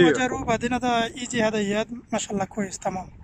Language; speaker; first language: Arabic; non-native, learner; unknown